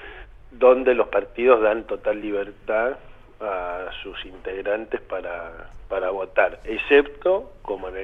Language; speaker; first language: Spanish; native; Spanish